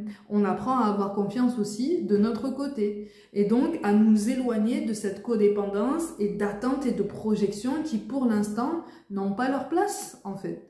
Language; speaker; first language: French; native; French